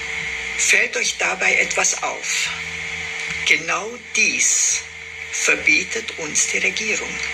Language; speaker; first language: German; non-native, fluent; Romanian